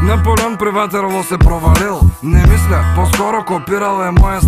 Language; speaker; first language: Bulgarian; native; Bulgarian